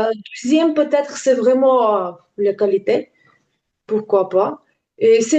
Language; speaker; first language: French; non-native, learner; Ukrainian